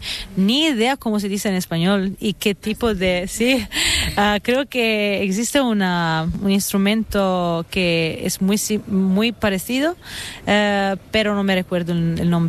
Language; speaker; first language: Spanish; non-native, fluent; Italian